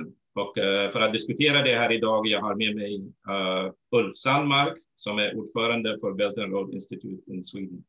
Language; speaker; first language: Swedish; non-native, fluent; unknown